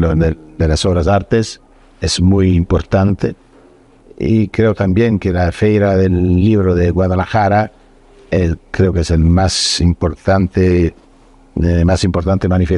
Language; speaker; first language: Spanish; non-native, fluent; Italian